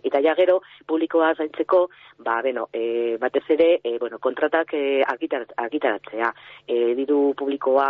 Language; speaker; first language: Basque; non-native, local second language; Spanish